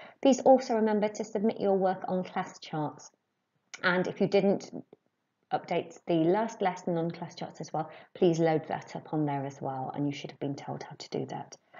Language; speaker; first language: English; native; English